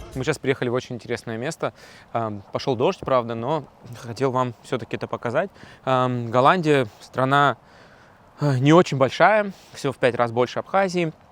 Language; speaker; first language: Russian; non-native, local second language; Abkhazian